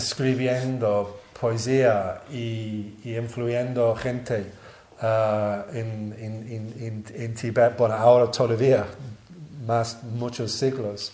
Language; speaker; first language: Spanish; non-native, learner; English